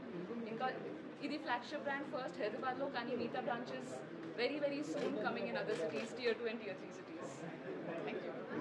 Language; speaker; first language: Telugu; native; Telugu